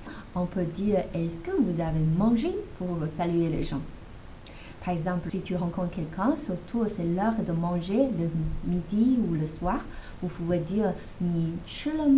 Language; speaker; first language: French; non-native, fluent; Chinese